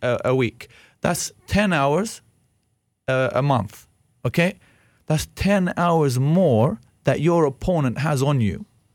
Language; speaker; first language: English; non-native, fluent; Greek